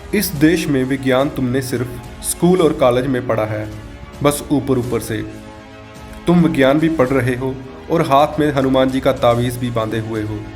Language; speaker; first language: Hindi; native; Hindi